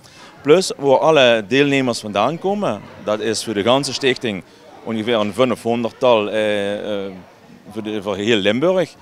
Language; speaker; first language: Dutch; native; Dutch